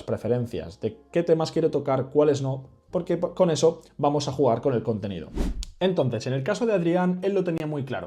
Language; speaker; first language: Spanish; native; Spanish